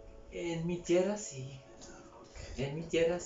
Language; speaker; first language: Spanish; non-native, learner; Haitian Creole